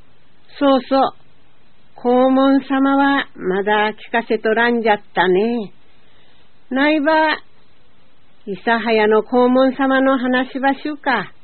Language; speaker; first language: Japanese; native; Japanese